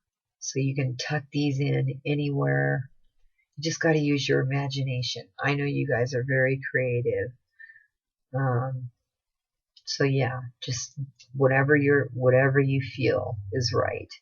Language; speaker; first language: English; native; English